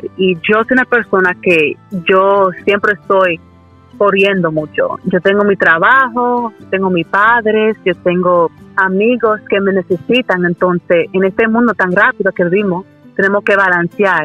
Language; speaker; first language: Spanish; early bilingual, heritage; Spanish